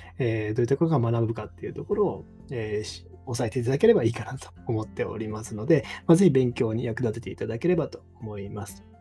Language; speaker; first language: Japanese; native; Japanese